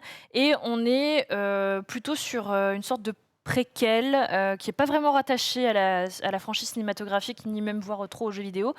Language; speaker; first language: French; native; French